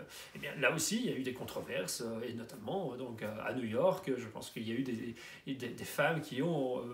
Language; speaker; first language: French; native; French